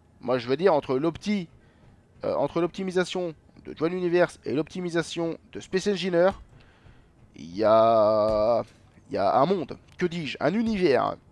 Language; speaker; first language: French; native; French